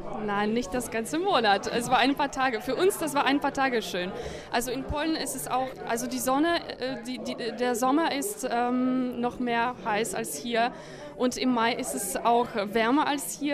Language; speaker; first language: German; non-native, fluent; Polish